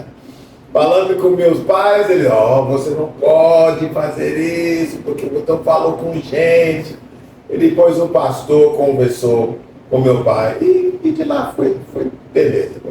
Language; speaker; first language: Portuguese; non-native, fluent; English